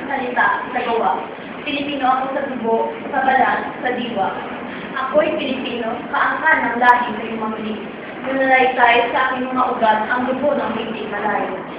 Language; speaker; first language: Filipino; non-native, local second language; Hiligaynon